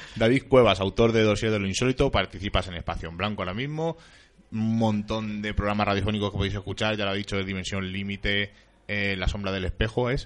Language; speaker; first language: Spanish; native; Spanish